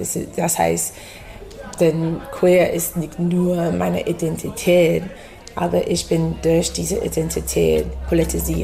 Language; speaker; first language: German; non-native, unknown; English